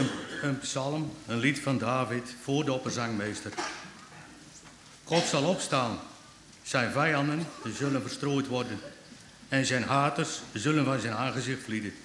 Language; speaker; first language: Dutch; native; Dutch